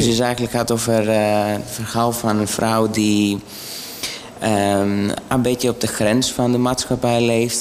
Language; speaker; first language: Dutch; non-native, fluent; Greek